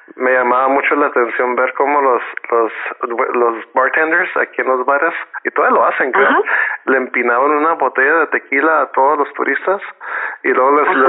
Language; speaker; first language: Spanish; native; Spanish